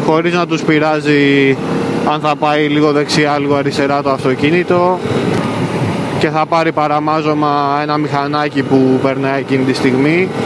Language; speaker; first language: Greek; native; Greek